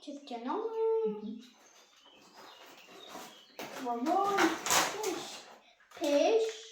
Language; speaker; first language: Albanian; early bilingual, heritage; Albanian